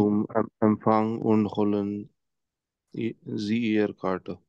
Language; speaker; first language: German; non-native, learner; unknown